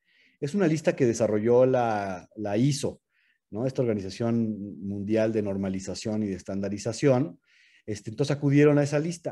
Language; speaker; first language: Spanish; native; Spanish